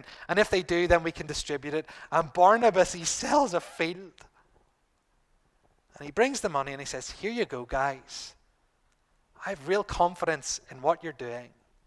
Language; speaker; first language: English; native; English